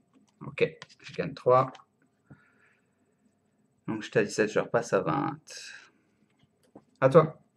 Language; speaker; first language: French; native; French